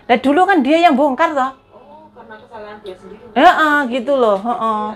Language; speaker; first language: Indonesian; non-native, local second language; Javanese